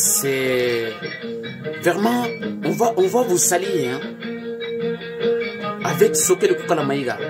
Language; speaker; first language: French; non-native, learner; Bambara